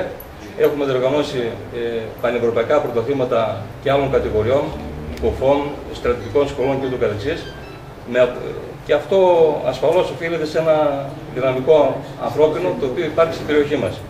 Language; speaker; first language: Greek; native; Greek